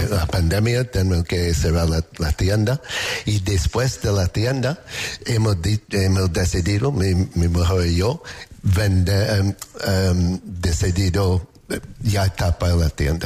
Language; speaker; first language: Spanish; non-native, learner; English